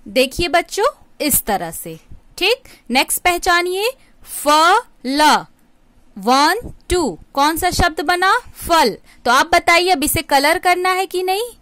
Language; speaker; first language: Hindi; native; Hindi